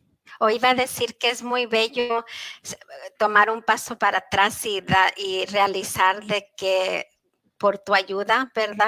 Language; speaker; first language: Spanish; early bilingual, heritage; Spanish